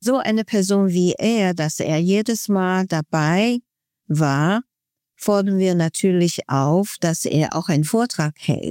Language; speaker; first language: German; non-native, fluent; Chinese